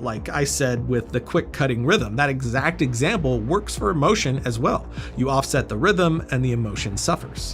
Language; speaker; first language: English; native; English